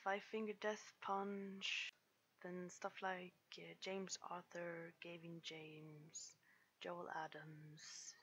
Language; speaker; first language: English; non-native, fluent; Swedish